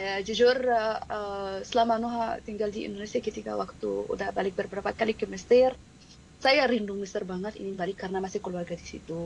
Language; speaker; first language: Indonesian; non-native, fluent; Arabic